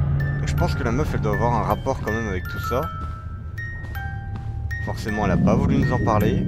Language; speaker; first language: French; native; French